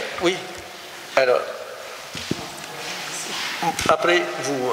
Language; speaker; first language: French; non-native, local second language; Arabic